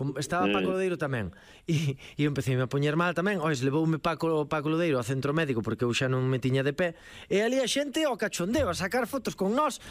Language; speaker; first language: Galician; native; Galician